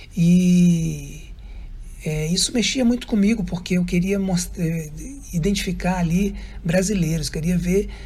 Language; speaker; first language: Portuguese; native; Portuguese